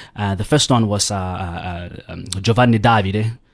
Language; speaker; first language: English; non-native, local second language; Southern Sotho